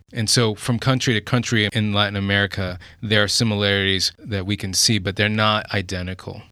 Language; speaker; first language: English; early bilingual, other home language; Spanish